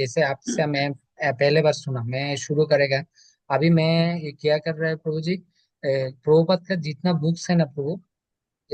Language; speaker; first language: Hindi; non-native, learner; Bangla